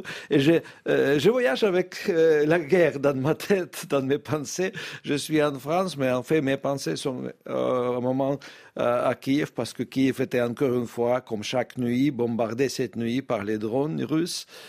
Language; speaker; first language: French; non-native, fluent; Russian